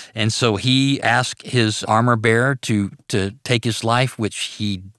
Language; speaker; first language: English; native; English